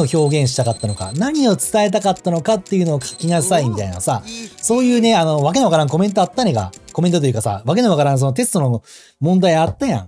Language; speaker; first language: Japanese; native; Japanese